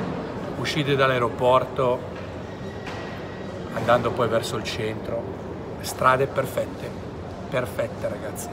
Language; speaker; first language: Italian; native; Italian